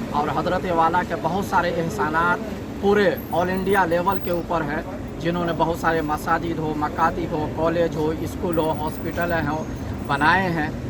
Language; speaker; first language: Urdu; non-native, local second language; Gujarati